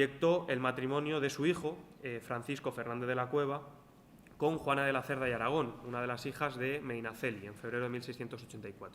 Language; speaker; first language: Spanish; native; Spanish